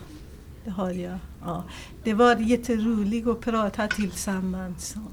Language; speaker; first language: Swedish; non-native, learner; Persian